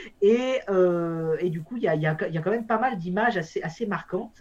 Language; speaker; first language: French; native; French